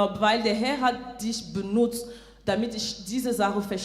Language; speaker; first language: German; non-native, fluent; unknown